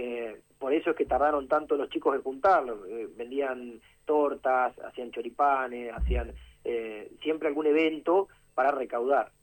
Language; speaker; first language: Spanish; native; Spanish